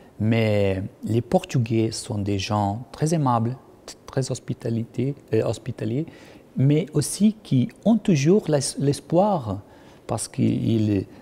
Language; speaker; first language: French; non-native, fluent; Portuguese